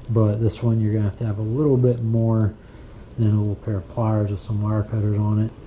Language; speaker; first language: English; native; English